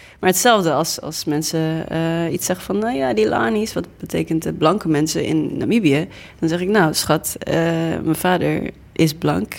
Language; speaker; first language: Dutch; early bilingual, other home language; English